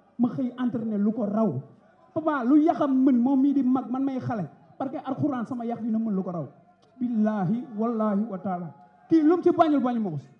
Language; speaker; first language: Wolof; non-native, local second language; Serer